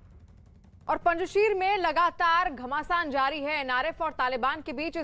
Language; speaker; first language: Hindi; native; Hindi